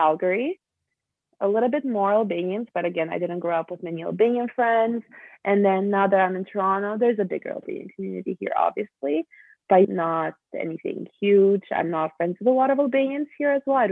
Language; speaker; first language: English; early bilingual, other home language; Albanian